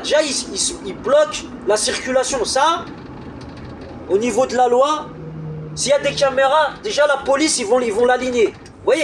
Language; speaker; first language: French; native; French